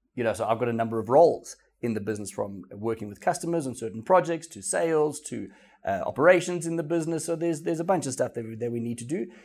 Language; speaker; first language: English; native; English